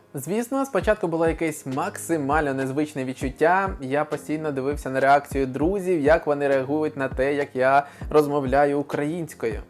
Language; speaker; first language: Ukrainian; non-native, local second language; Russian